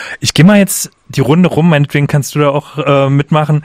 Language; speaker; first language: German; native; German